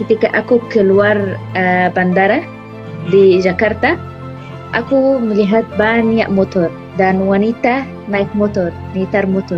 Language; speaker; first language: Indonesian; non-native, fluent; Arabic